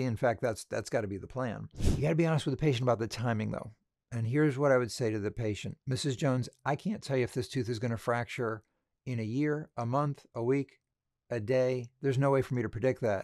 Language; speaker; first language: English; native; English